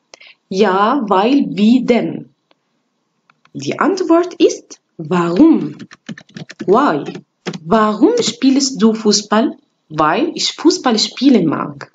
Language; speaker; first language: German; non-native, fluent; Arabic